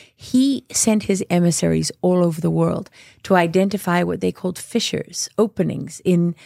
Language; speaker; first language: English; native; English